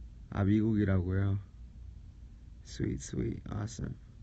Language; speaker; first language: Korean; early bilingual, heritage; Korean